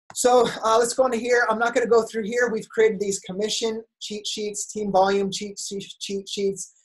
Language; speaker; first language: English; native; English